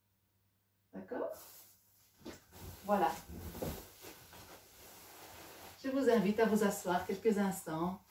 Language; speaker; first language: French; native; French